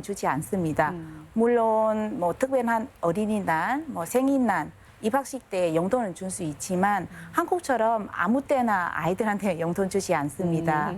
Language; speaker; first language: Korean; non-native, fluent; Vietnamese